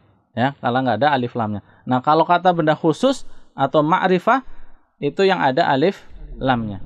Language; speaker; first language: Indonesian; native; Indonesian